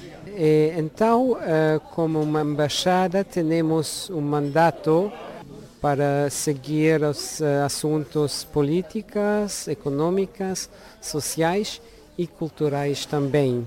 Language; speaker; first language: Portuguese; non-native, learner; Luxembourgish